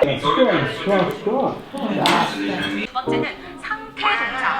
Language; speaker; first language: Korean; non-native, fluent; Italian